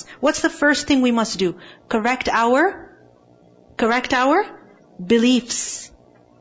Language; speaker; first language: English; non-native, local second language; Urdu